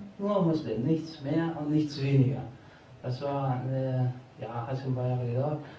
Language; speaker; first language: German; early bilingual, other home language; Albanian